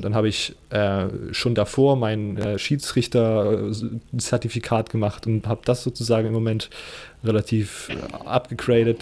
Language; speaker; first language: German; native; German